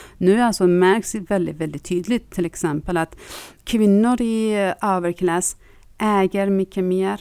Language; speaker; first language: Swedish; non-native, fluent; Persian